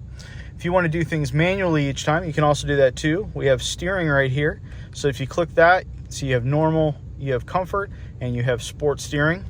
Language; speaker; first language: English; native; English